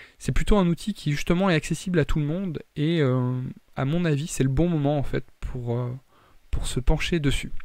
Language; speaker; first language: French; native; French